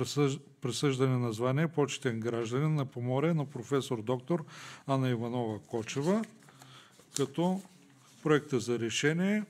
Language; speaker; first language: Bulgarian; native; Bulgarian